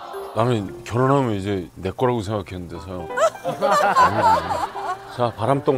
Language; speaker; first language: Korean; native; Korean